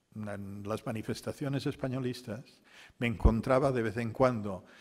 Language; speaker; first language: Spanish; non-native, local second language; Catalan